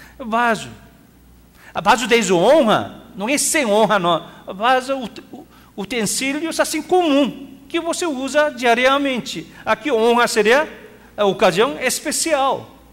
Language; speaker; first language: Portuguese; non-native, fluent; Korean